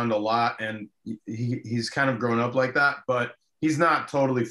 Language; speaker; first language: English; early bilingual, other home language; Spanish